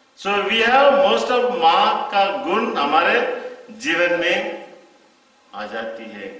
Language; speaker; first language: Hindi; non-native, local second language; Tamil